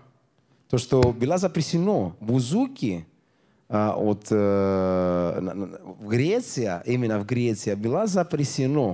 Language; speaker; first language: Russian; non-native, learner; Greek